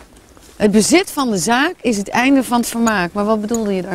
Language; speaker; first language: Dutch; native; Dutch